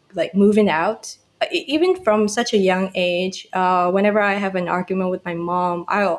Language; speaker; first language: English; non-native, fluent; Burmese